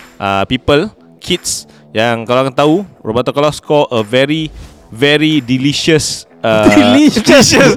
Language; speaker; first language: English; non-native, local second language; Malay